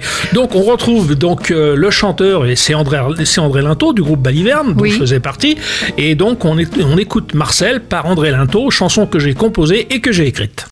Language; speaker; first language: French; native; French